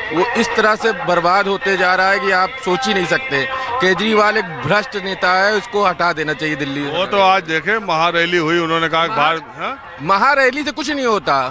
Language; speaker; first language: Hindi; native; Hindi